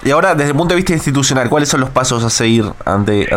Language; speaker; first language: Spanish; native; Spanish